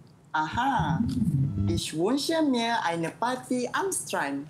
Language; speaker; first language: German; non-native, learner; Malay